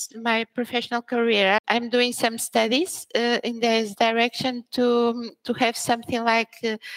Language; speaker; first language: English; early bilingual, other home language; Portuguese